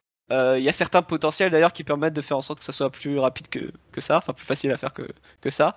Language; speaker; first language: French; native; French